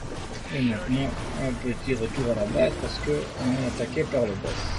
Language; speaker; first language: French; native; French